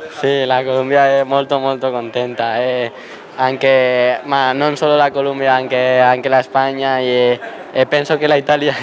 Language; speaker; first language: Italian; non-native, learner; Spanish